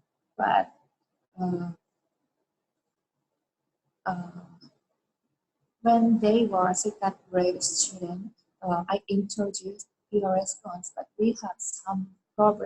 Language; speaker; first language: English; non-native, learner; Japanese